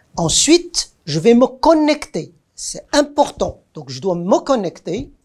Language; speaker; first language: French; non-native, local second language; Arabic